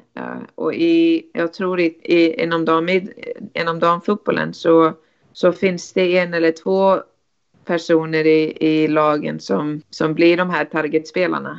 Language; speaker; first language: Swedish; non-native, fluent; Icelandic